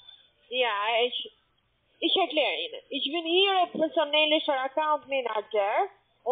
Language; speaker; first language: German; non-native, learner; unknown